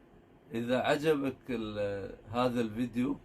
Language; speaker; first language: Arabic; non-native, fluent; Urdu